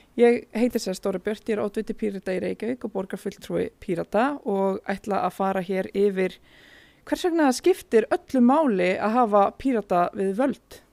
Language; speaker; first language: Icelandic; native; Icelandic